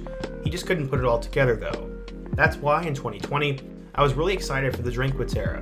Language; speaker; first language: English; native; English